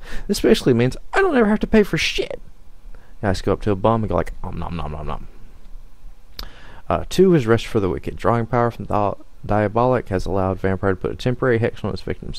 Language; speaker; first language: English; native; English